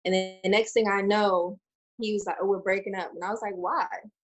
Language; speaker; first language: English; native; English